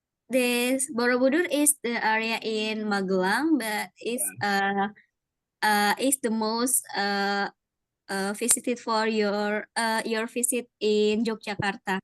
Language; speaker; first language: English; non-native, learner; Indonesian